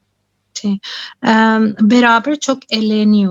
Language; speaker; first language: Turkish; non-native, learner; Urdu